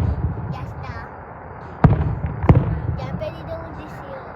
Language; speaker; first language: Spanish; early bilingual, other home language; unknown